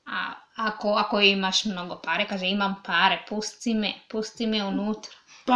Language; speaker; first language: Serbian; non-native, learner; English